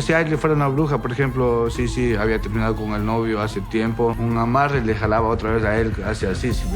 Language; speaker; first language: Spanish; native; Spanish